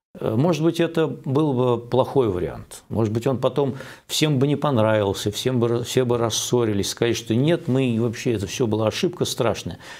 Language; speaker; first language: Russian; native; Russian